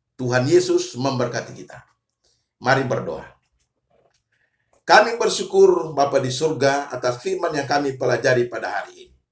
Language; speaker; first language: Indonesian; native; Indonesian